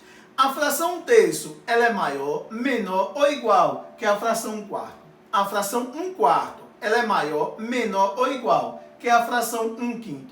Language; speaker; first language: Portuguese; native; Portuguese